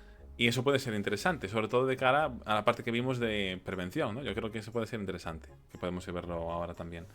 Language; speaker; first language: Spanish; native; Spanish